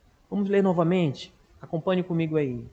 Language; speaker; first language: Portuguese; native; Portuguese